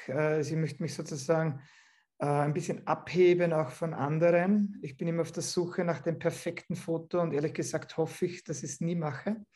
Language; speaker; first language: German; native; German